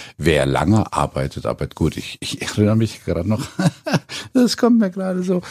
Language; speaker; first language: German; native; German